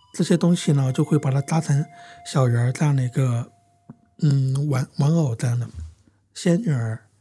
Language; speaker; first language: Chinese; native; Chinese